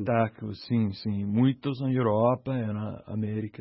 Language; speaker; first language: Portuguese; non-native, learner; English